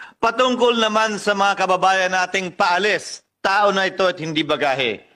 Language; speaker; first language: Filipino; native; Filipino